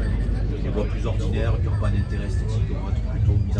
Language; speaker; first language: French; native; French